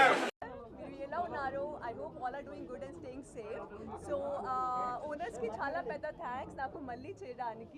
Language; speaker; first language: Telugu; non-native, learner; Hindi